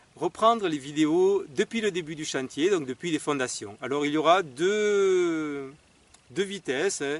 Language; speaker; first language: French; native; French